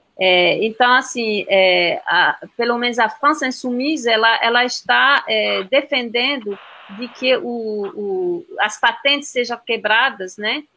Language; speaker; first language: Portuguese; non-native, fluent; French